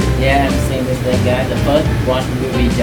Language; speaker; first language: English; non-native, learner; Vietnamese